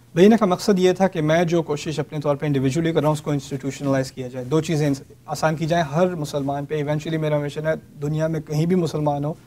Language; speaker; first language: Urdu; native; Urdu